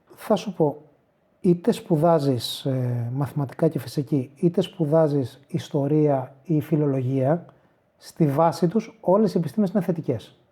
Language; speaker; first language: Greek; native; Greek